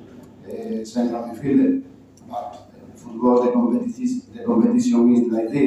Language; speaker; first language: English; non-native, learner; Spanish